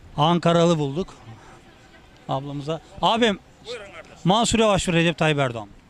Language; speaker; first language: Turkish; native; Turkish